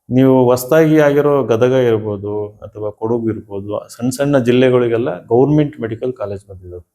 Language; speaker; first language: Kannada; native; Kannada